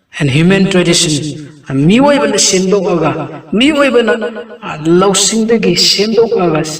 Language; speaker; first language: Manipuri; non-native, local second language; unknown